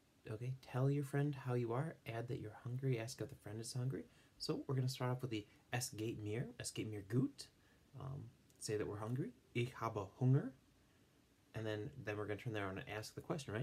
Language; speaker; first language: English; native; English